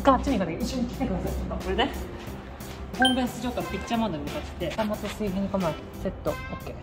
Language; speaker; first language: Japanese; native; Japanese